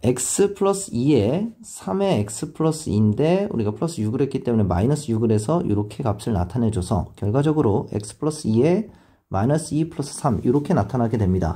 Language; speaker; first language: Korean; native; Korean